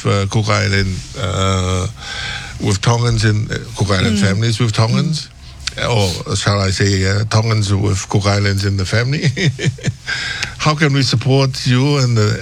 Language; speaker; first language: English; non-native, fluent; Tongan